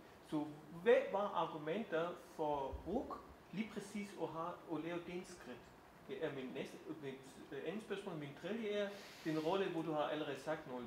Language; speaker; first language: Danish; non-native, fluent; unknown